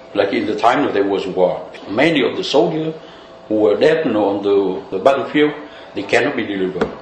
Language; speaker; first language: English; non-native, fluent; Vietnamese